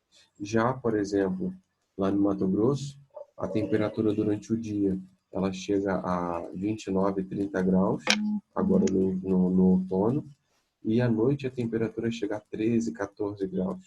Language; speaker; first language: Portuguese; native; Portuguese